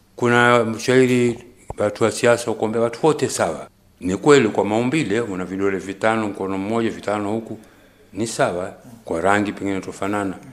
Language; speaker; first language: Swahili; native; Swahili